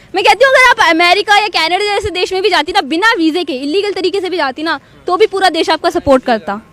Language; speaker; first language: Hindi; native; Hindi